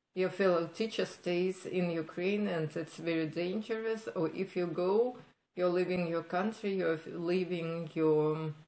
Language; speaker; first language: English; non-native, fluent; Ukrainian